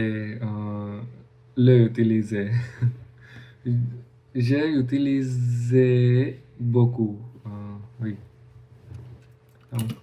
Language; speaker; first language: French; non-native, learner; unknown